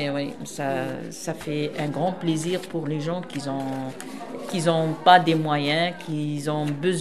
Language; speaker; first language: French; non-native, local second language; Arabic